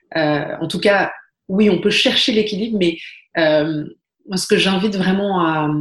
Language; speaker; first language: French; native; French